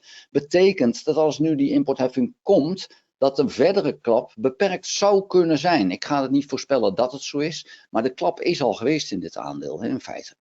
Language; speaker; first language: Dutch; native; Dutch